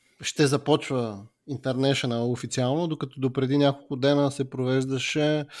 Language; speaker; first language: Bulgarian; native; Bulgarian